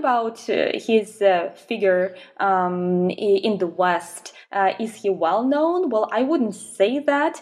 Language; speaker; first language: English; non-native, fluent; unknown